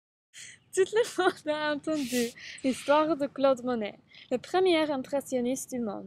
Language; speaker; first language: French; non-native, learner; English